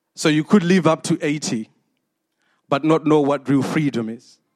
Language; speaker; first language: English; non-native, local second language; Shona